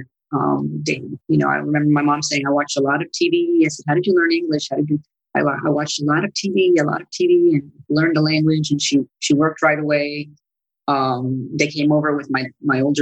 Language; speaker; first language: English; non-native, fluent; Italian